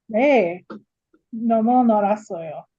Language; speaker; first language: Korean; non-native, learner; English